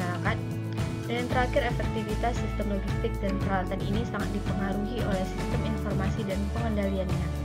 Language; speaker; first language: Indonesian; native; Indonesian